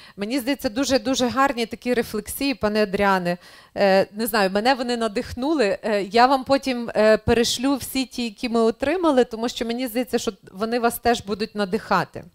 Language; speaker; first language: Ukrainian; native; Ukrainian